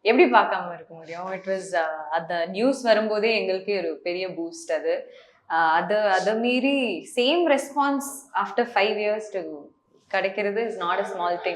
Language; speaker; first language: Tamil; non-native, local second language; Malayalam